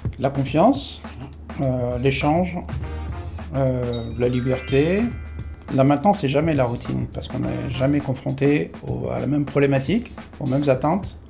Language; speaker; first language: French; non-native, local second language; Arabic